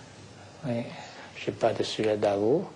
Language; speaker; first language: French; non-native, fluent; Chinese